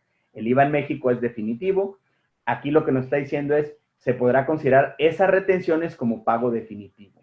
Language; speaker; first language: Spanish; native; Spanish